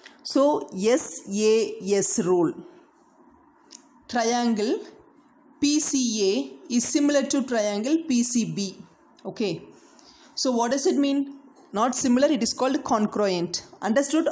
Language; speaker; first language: English; non-native, local second language; Tamil